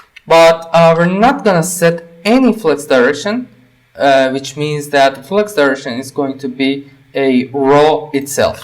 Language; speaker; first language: English; non-native, fluent; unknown